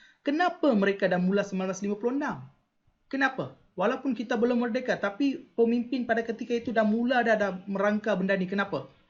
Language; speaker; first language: Malay; non-native, local second language; Tamil